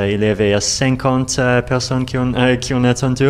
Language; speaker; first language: French; non-native, learner; Russian